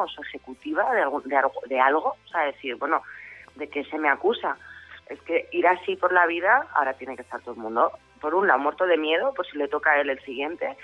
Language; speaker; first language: Spanish; native; Spanish